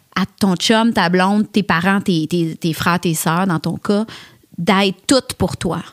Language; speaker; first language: French; native; French